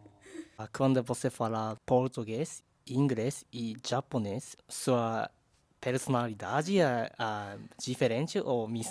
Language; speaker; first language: Portuguese; non-native, learner; Japanese